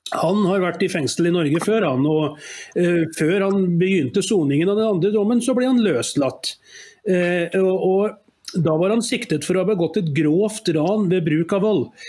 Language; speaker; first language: Norwegian; native; Norwegian